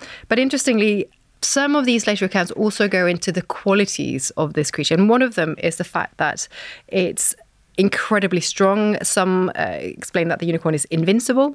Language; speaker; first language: English; non-native, fluent; Norwegian